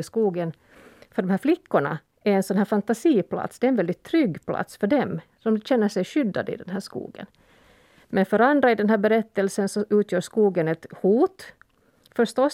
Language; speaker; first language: Swedish; native; Swedish